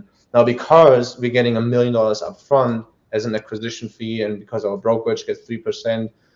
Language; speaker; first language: English; non-native, fluent; German